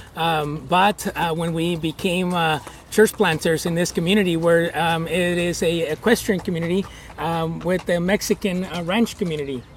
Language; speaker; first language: English; early bilingual, other home language; Spanish